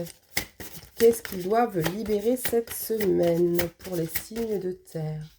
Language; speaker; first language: French; native; French